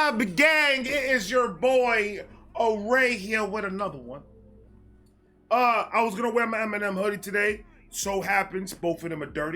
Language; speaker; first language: English; native; English